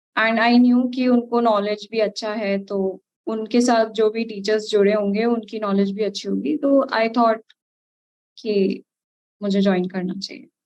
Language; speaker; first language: Hindi; native; Hindi